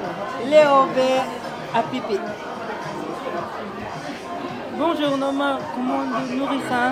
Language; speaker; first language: French; non-native, learner; Japanese